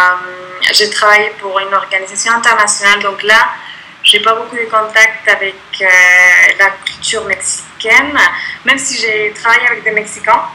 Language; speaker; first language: French; non-native, fluent; Spanish